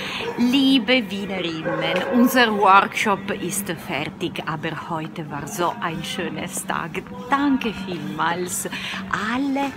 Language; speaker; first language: German; non-native, learner; Italian